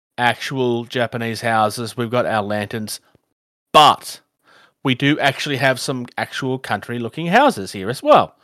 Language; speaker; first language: English; native; English